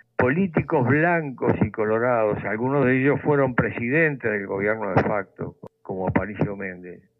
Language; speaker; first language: Spanish; native; Spanish